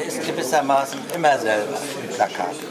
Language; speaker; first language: German; native; German